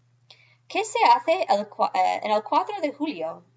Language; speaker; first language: Spanish; non-native, fluent; English